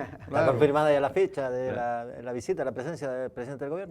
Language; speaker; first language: Spanish; native; Spanish